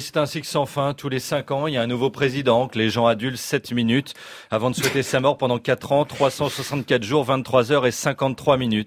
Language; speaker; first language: French; native; French